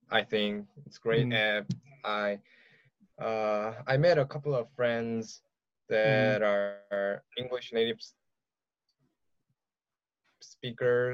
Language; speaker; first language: English; non-native, learner; Korean